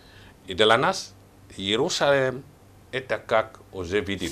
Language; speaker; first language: Russian; non-native, learner; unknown